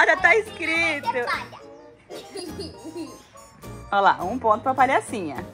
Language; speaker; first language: Portuguese; native; Portuguese